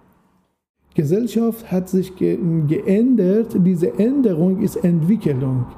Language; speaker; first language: German; non-native, learner; Persian